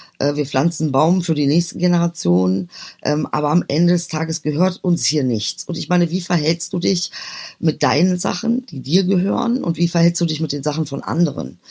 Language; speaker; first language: German; early bilingual, other home language; Turkish